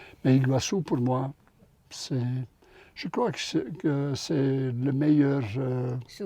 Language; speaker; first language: French; non-native, local second language; Dutch